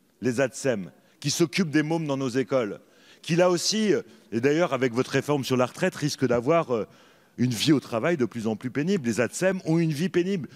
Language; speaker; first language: French; native; French